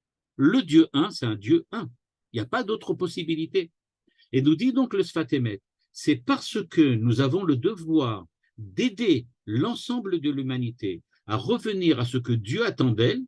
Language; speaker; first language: French; native; French